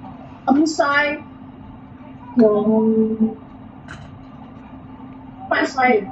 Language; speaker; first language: Cantonese; non-native, learner; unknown